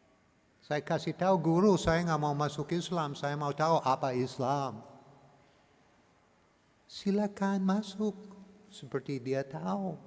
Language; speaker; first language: Indonesian; non-native, learner; English